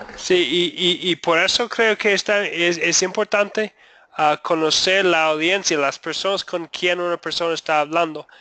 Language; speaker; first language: Spanish; non-native, fluent; English